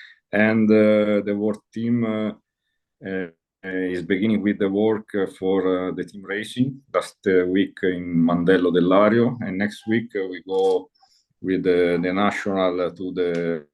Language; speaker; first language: English; non-native, learner; Italian